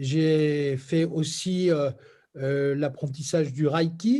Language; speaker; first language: French; native; French